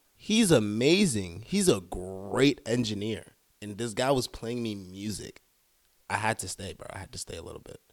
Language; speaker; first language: English; early bilingual, other home language; French